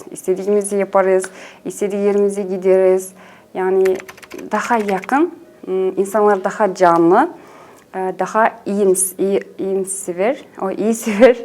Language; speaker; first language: Turkish; non-native, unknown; Kazakh